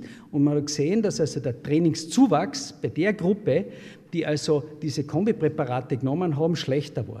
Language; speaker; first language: German; native; German